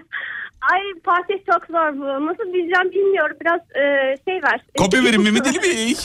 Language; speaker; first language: Turkish; native; Turkish